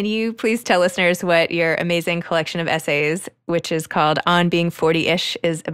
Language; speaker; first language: English; native; English